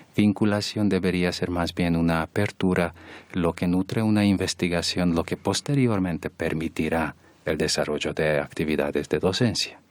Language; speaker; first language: Spanish; non-native, fluent; Hungarian